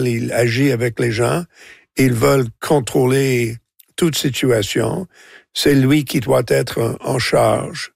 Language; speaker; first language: French; non-native, local second language; English